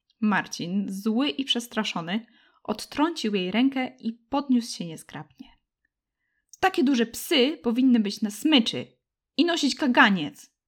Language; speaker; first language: Polish; native; Polish